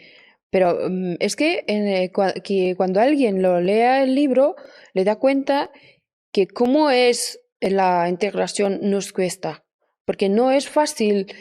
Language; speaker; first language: Spanish; non-native, fluent; Persian